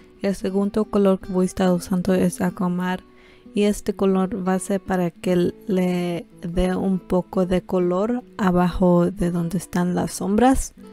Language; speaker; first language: Spanish; early bilingual, heritage; Spanish